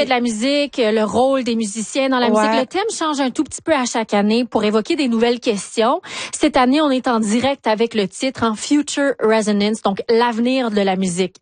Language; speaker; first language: French; native; French